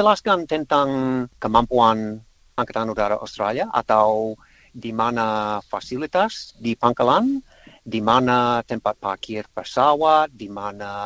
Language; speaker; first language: Indonesian; non-native, learner; English